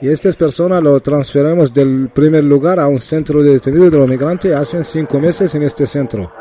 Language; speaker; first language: Spanish; non-native, learner; Arabic